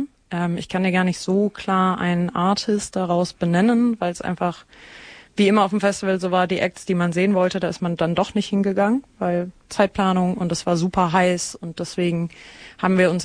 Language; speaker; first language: German; native; German